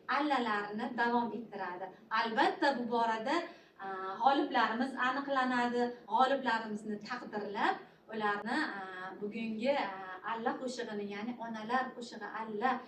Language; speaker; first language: Uzbek; native; Uzbek